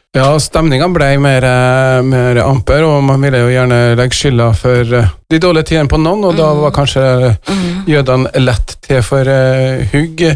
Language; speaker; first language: Norwegian; native; Norwegian